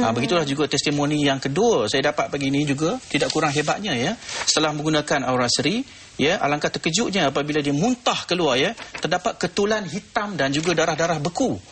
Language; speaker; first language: Malay; native; Malay